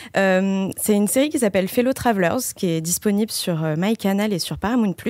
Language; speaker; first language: French; native; French